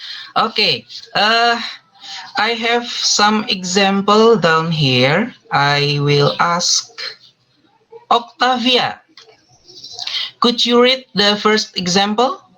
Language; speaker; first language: English; non-native, fluent; Indonesian